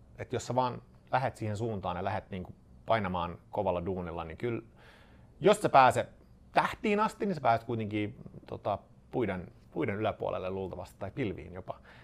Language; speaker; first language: Finnish; non-native, fluent; Swedish